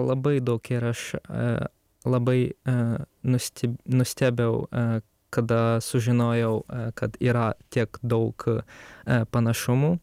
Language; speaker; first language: Lithuanian; non-native, fluent; Ukrainian